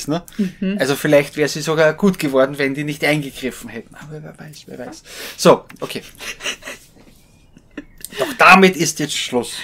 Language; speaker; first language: German; native; German